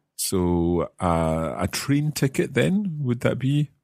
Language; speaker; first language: English; native; English